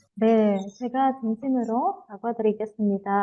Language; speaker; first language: Korean; non-native, fluent; Indonesian